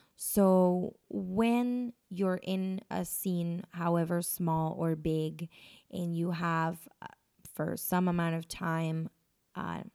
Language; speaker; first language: English; non-native, fluent; Spanish